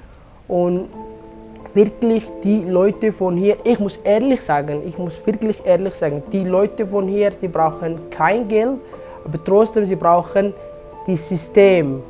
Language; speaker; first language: German; non-native, fluent; Somali